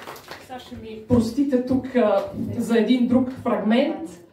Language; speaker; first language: Bulgarian; native; Bulgarian